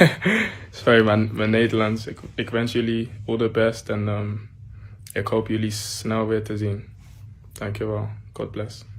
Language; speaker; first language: Dutch; non-native, learner; English